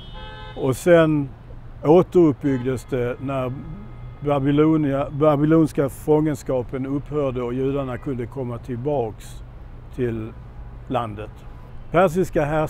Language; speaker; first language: Swedish; non-native, fluent; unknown